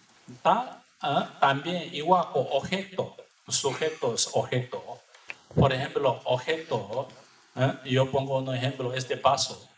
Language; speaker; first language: Spanish; non-native, learner; Tibetan